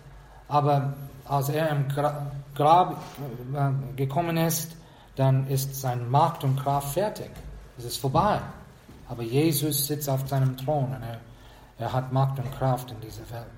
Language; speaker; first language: German; non-native, fluent; English